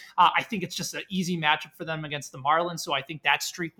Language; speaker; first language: English; native; English